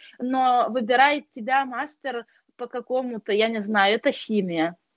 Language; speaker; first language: Russian; non-native, fluent; Lithuanian